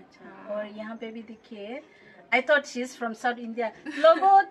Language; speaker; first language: Hindi; non-native, local second language; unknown